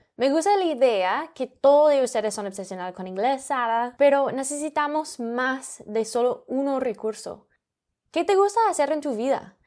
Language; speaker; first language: Spanish; non-native, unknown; English